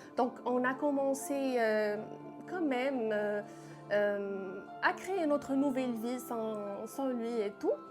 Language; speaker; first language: French; non-native, local second language; Arabic